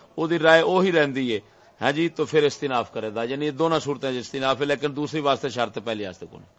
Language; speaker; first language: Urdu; non-native, local second language; Punjabi